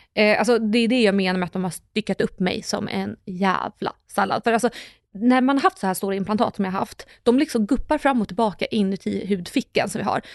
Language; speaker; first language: Swedish; early bilingual, other home language; Russian